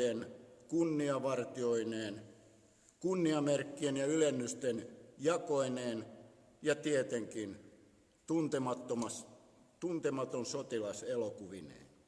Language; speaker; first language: Finnish; native; Finnish